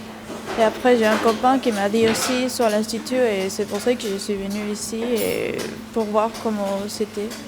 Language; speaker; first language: French; non-native, learner; Spanish